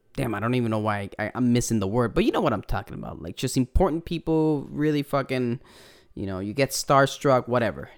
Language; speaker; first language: English; non-native, fluent; Spanish